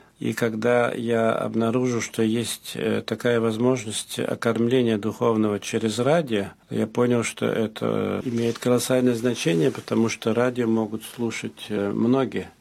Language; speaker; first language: Russian; early bilingual, heritage; Russian